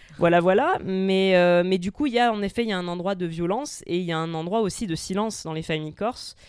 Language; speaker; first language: French; native; French